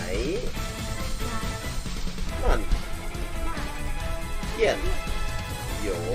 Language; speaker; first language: Danish; non-native, learner; English